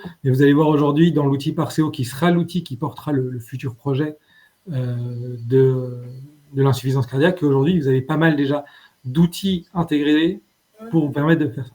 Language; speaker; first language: French; native; French